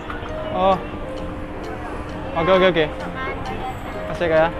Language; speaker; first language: Indonesian; native; Indonesian